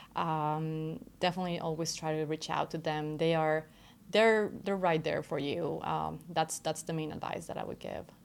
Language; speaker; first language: English; non-native, fluent; Spanish